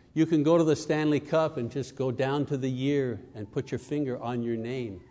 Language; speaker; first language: English; native; English